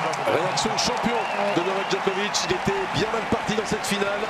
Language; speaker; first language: French; native; French